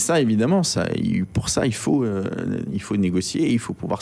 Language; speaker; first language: French; native; French